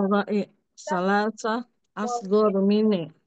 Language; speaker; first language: Arabic; non-native, learner; Indonesian